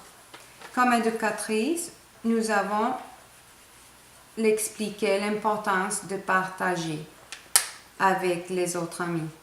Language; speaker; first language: French; non-native, fluent; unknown